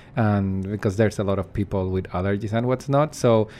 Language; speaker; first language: English; non-native, fluent; Spanish